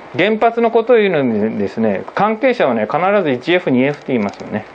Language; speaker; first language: Japanese; native; Japanese